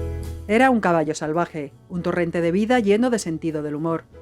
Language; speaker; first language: Spanish; native; Spanish